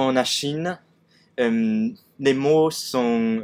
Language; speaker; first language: French; non-native, learner; Cantonese